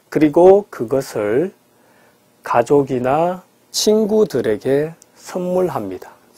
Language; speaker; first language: Korean; non-native, fluent; Chinese